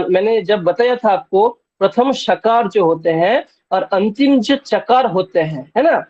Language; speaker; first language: Hindi; non-native, local second language; Bangla